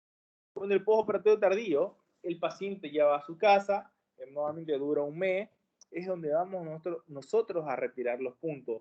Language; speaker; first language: Spanish; native; Spanish